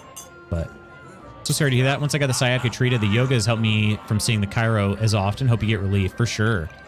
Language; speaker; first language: English; native; English